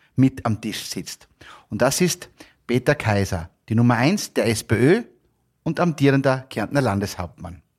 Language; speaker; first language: German; native; German